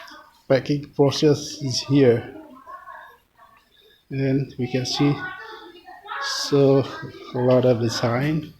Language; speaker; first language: English; non-native, learner; Indonesian